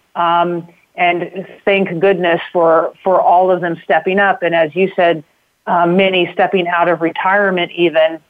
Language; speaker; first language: English; native; English